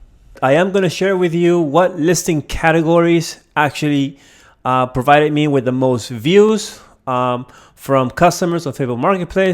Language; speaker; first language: English; native; English